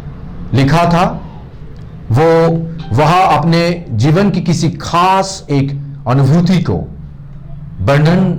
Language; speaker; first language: Hindi; non-native, local second language; Bangla